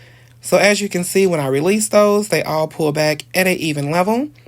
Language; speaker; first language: English; native; English